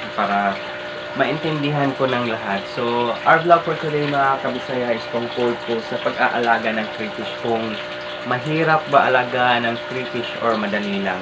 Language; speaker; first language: Filipino; non-native, local second language; Cebuano